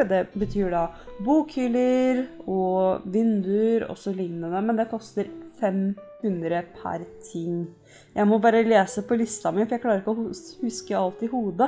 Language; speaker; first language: Norwegian; native; Norwegian